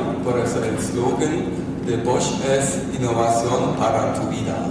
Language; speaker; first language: Spanish; non-native, fluent; German